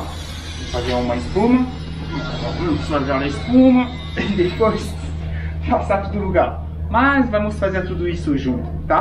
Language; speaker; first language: Portuguese; non-native, fluent; French